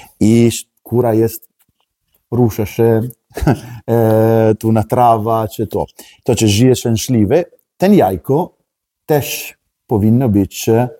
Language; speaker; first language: Polish; non-native, learner; Italian